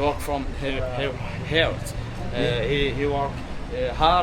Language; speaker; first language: English; non-native, learner; Arabic